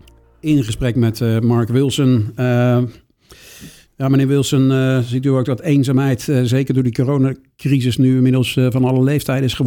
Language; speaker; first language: Dutch; native; Dutch